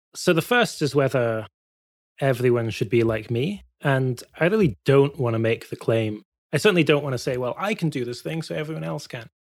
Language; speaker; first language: English; native; English